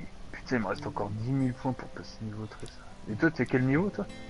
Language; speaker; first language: French; native; French